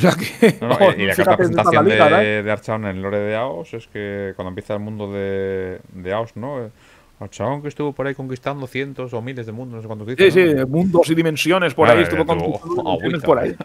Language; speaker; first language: Spanish; native; Spanish